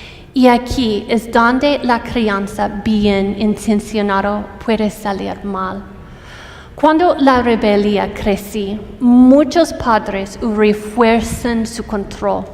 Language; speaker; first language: Spanish; non-native, fluent; English